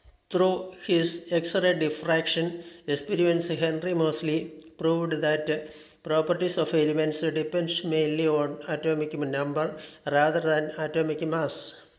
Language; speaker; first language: English; non-native, local second language; Malayalam